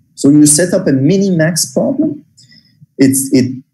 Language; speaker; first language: English; non-native, fluent; Turkish